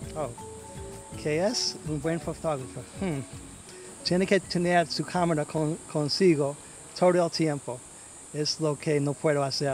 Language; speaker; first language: Spanish; non-native, learner; English